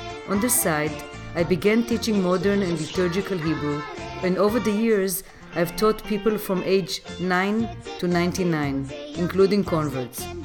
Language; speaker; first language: English; non-native, fluent; Hebrew